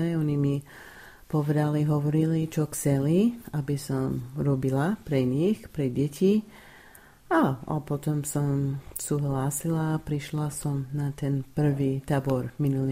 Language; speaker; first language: Slovak; non-native, fluent; English